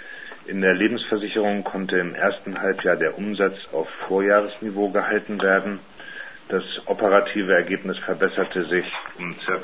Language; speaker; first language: German; native; German